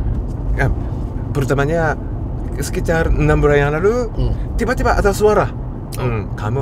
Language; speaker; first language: Indonesian; non-native, fluent; Japanese